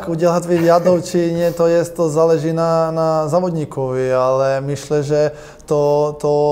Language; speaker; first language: Polish; non-native, learner; Croatian